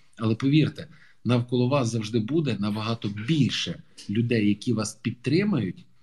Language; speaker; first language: Ukrainian; native; Ukrainian